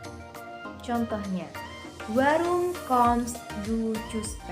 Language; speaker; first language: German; non-native, learner; Indonesian